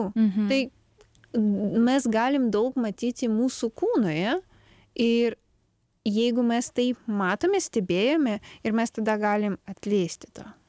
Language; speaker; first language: Lithuanian; non-native, learner; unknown